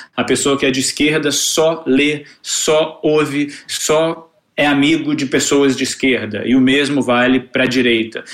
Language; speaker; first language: Portuguese; native; Portuguese